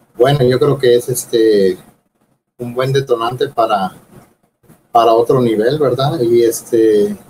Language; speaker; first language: Spanish; native; Spanish